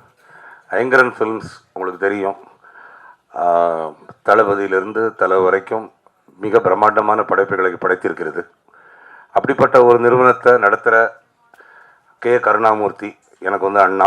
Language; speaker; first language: Tamil; native; Tamil